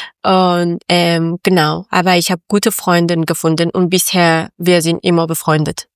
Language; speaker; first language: German; non-native, learner; Persian